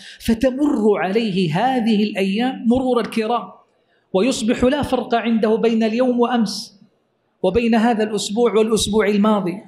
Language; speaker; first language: Arabic; native; Arabic